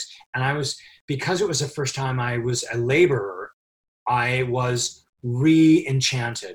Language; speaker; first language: English; native; English